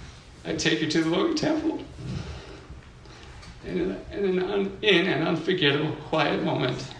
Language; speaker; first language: English; native; English